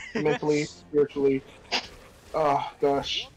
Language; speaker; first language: English; native; English